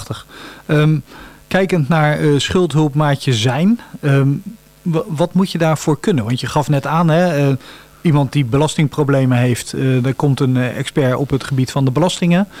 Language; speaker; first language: Dutch; native; Dutch